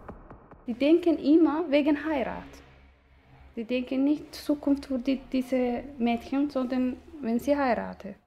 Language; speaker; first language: German; non-native, learner; Somali